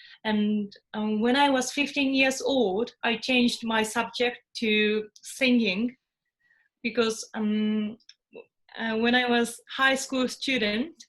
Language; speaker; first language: English; non-native, fluent; Japanese